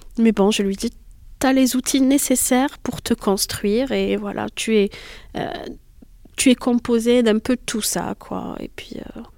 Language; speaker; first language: French; non-native, local second language; Arabic